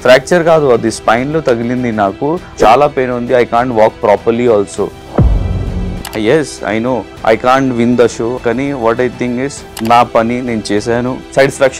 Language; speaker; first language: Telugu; non-native, local second language; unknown